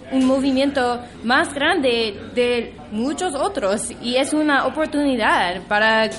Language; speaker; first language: Spanish; non-native, fluent; English